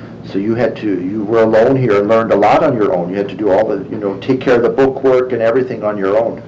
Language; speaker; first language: English; early bilingual, other home language; German